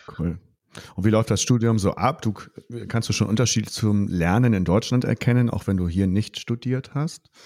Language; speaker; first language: German; native; German